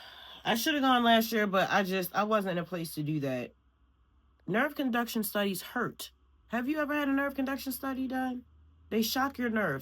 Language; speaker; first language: English; native; English